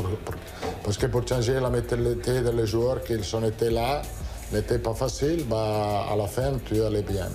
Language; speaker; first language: French; non-native, learner; Italian